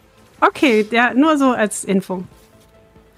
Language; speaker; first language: German; native; German